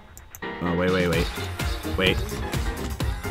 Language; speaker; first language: English; native; English